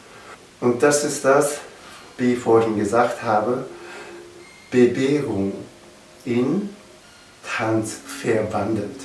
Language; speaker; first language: German; non-native, learner; Japanese